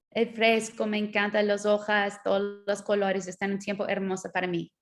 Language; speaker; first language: Spanish; non-native, learner; English